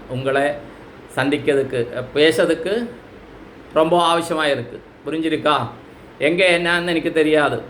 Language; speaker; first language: Tamil; non-native, learner; Malayalam